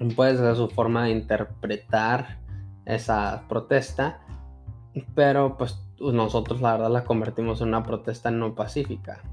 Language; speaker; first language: Spanish; early bilingual, heritage; Spanish